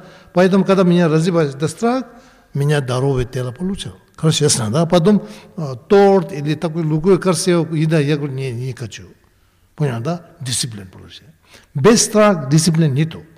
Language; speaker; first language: Russian; non-native, learner; Tibetan